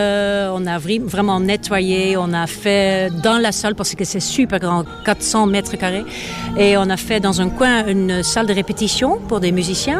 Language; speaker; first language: French; non-native, fluent; Dutch